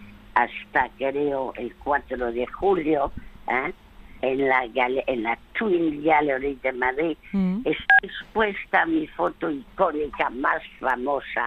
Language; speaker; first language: Spanish; early bilingual, other home language; French